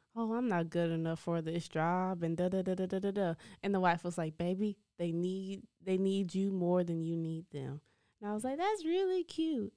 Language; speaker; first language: English; native; English